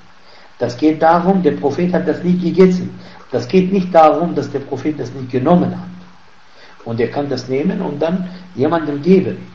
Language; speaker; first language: German; non-native, fluent; Arabic